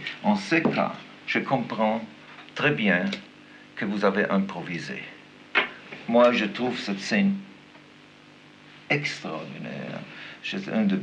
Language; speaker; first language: French; non-native, fluent; German